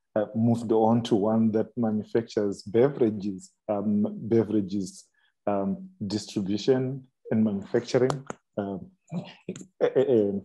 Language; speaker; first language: English; non-native, local second language; Shona